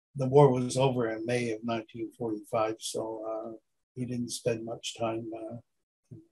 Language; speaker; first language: English; native; English